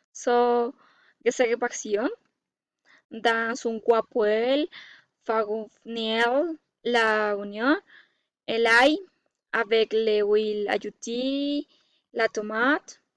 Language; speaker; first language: French; non-native, learner; Spanish